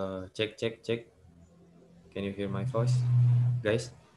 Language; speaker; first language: English; non-native, learner; Indonesian